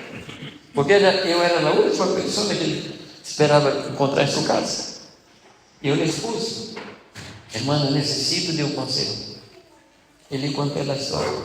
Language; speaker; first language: Spanish; non-native, fluent; Portuguese